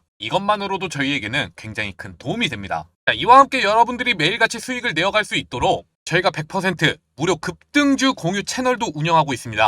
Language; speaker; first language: Korean; native; Korean